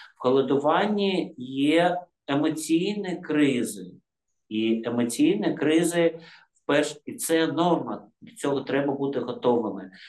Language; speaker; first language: Ukrainian; non-native, local second language; Russian